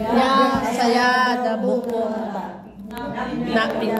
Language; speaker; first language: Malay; non-native, learner; Filipino